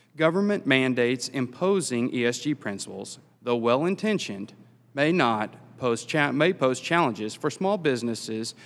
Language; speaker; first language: English; native; English